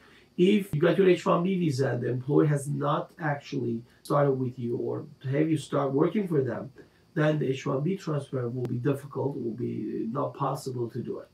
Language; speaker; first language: English; non-native, fluent; Turkish